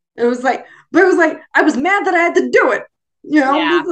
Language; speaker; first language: English; early bilingual, other home language; Italian